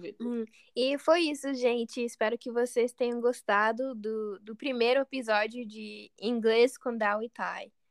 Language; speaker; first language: Portuguese; non-native, fluent; English